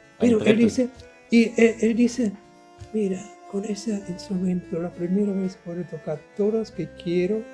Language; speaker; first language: Spanish; non-native, learner; German